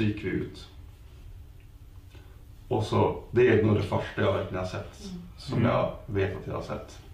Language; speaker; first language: Swedish; native; Swedish